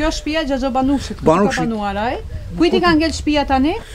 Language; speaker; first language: Albanian; native; Albanian